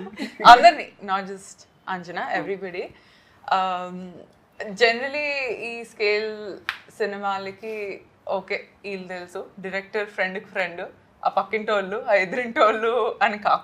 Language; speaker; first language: Telugu; native; Telugu